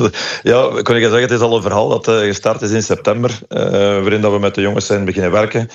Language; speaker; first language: Dutch; native; Dutch